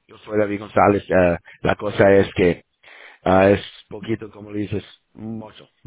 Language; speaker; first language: Spanish; non-native, learner; English